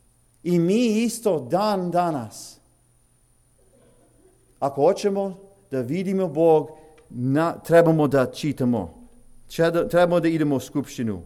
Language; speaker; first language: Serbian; early bilingual, heritage; English